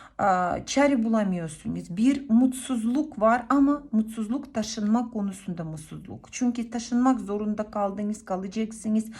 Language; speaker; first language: Turkish; non-native, fluent; Russian